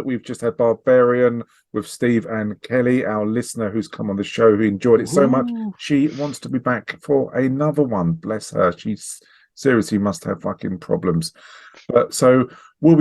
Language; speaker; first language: English; native; English